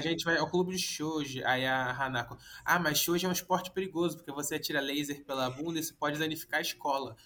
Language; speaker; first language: Portuguese; native; Portuguese